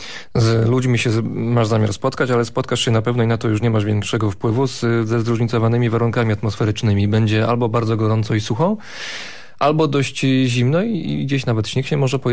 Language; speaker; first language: Polish; native; Polish